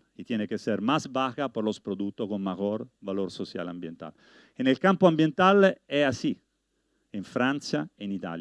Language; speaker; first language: Spanish; non-native, learner; Italian